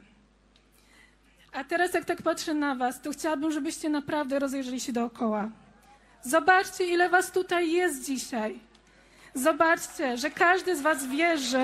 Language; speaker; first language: Polish; native; Polish